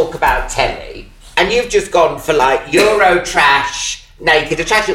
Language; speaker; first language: English; native; English